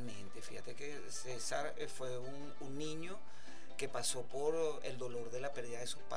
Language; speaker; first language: Spanish; native; Spanish